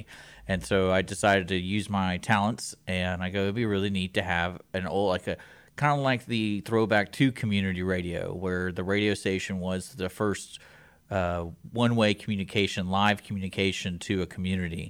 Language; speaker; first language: English; native; English